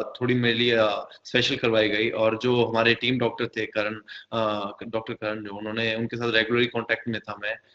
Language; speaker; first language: Hindi; native; Hindi